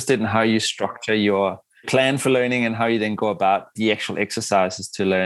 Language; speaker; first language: English; non-native, fluent; Danish